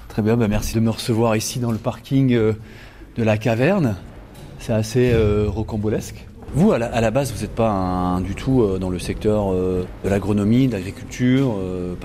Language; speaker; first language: French; native; French